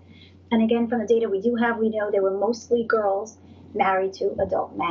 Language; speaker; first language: English; native; English